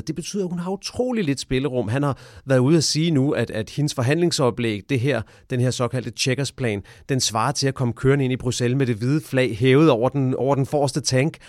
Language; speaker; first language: Danish; native; Danish